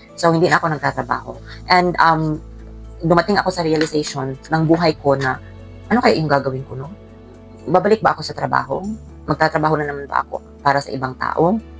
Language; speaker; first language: Filipino; non-native, local second language; Cebuano